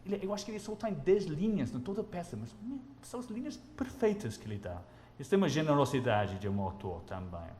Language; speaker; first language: Portuguese; non-native, fluent; English